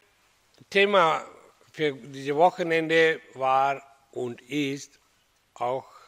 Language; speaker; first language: German; non-native, learner; Hindi